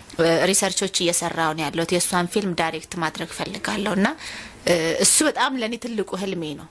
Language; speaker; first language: Amharic; native; Amharic